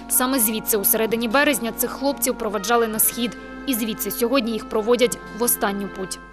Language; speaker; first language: Ukrainian; native; Ukrainian